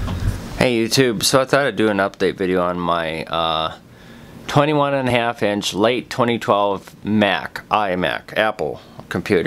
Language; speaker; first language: English; native; English